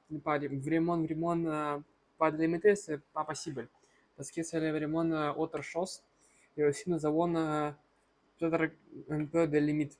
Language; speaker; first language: French; non-native, learner; Russian